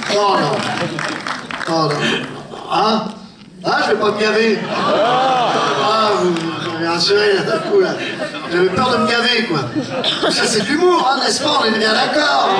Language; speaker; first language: French; native; French